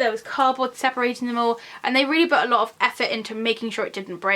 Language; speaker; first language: English; native; English